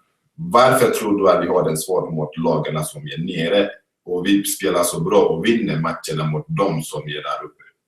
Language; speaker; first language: Swedish; non-native, fluent; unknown